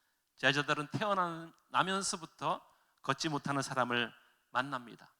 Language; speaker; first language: Korean; native; Korean